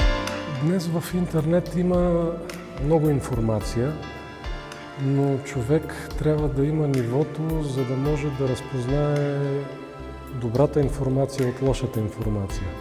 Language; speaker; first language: Bulgarian; native; Bulgarian